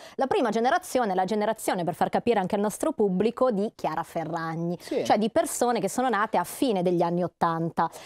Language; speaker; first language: Italian; native; Italian